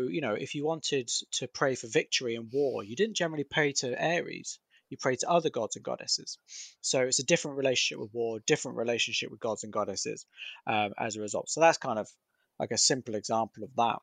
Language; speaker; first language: English; native; English